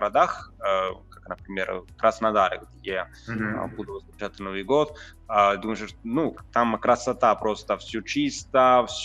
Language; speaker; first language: Russian; non-native, fluent; Italian